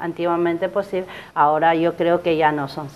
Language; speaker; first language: Spanish; non-native, learner; Chinese